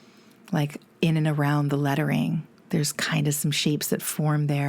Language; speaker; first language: English; native; English